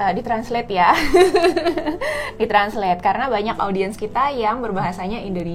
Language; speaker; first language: Indonesian; native; Indonesian